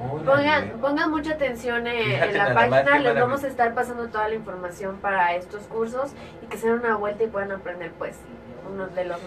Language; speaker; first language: Spanish; native; Spanish